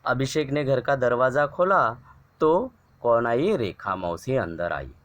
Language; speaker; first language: Hindi; non-native, local second language; Marathi